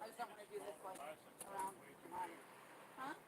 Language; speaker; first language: English; native; English